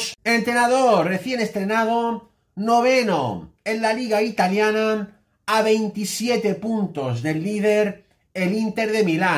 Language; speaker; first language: Spanish; native; Spanish